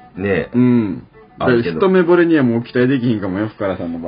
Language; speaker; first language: Japanese; native; Japanese